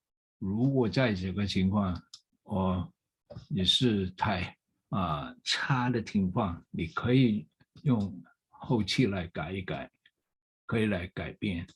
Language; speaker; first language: Chinese; non-native, fluent; English